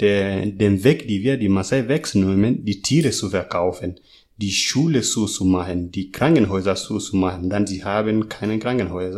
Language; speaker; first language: German; non-native, fluent; Masai